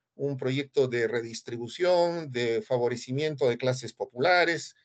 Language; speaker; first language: Spanish; native; Spanish